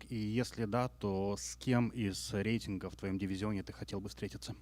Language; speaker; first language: Russian; native; Russian